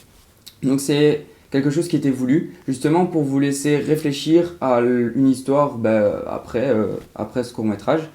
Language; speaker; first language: French; native; French